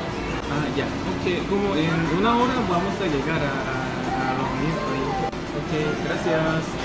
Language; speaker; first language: Spanish; non-native, learner; Korean